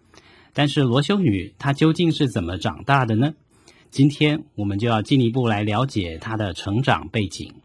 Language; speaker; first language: Chinese; native; Chinese